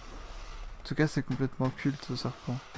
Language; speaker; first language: French; native; French